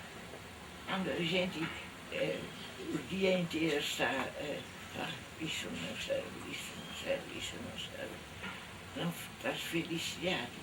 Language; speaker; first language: Portuguese; non-native, fluent; Dutch